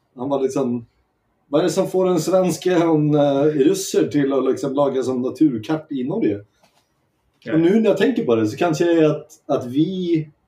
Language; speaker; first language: Swedish; native; Swedish